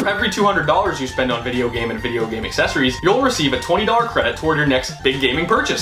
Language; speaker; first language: English; native; English